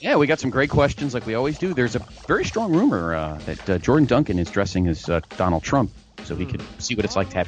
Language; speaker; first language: English; native; English